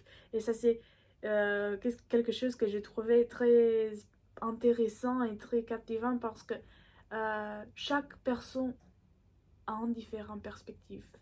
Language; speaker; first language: French; non-native, learner; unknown